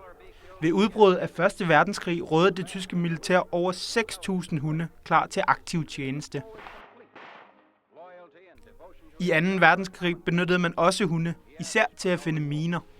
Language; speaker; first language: Danish; native; Danish